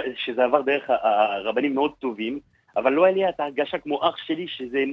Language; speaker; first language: Hebrew; non-native, fluent; French